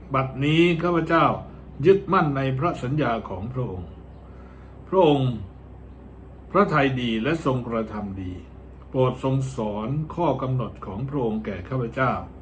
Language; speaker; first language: Thai; native; Thai